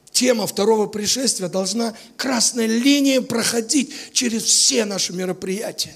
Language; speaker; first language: Russian; native; Russian